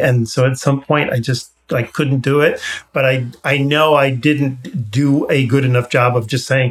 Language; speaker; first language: English; native; English